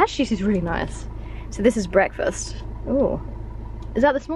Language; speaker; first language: English; native; English